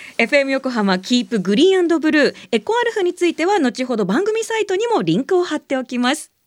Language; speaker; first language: Japanese; native; Japanese